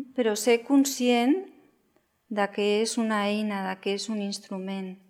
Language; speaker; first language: Catalan; non-native, local second language; Spanish